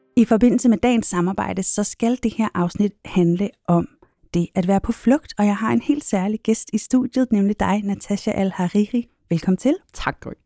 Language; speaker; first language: Danish; native; Danish